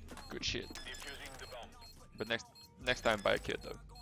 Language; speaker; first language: English; non-native, fluent; French